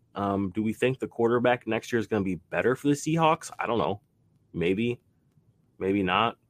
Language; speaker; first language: English; native; English